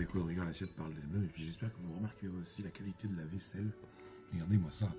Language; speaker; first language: French; native; French